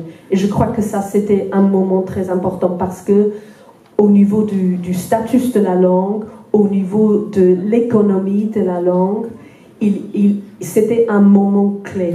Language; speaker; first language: French; non-native, fluent; Welsh